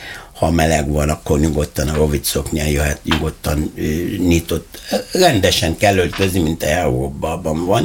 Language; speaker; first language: Hungarian; non-native, learner; Arabic